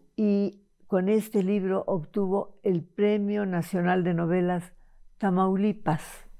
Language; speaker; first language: Spanish; native; Spanish